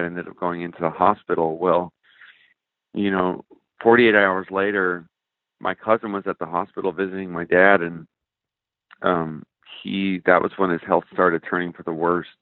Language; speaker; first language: English; native; English